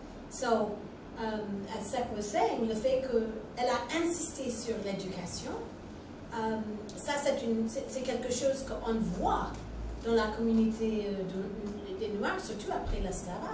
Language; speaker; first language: French; non-native, fluent; English